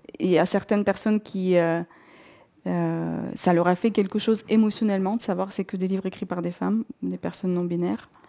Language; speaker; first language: French; non-native, fluent; Russian